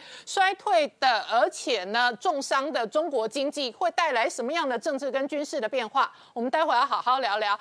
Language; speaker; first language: Chinese; native; Chinese